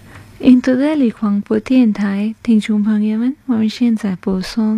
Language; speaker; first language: Chinese; non-native, fluent; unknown